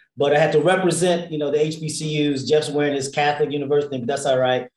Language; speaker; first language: English; native; English